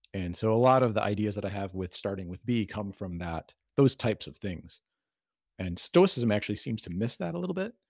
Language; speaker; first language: English; native; English